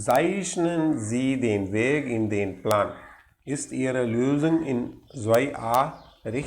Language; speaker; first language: German; non-native, learner; Tamil